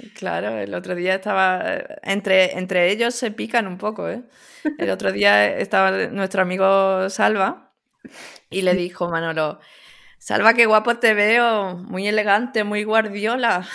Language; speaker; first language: Spanish; early bilingual, other home language; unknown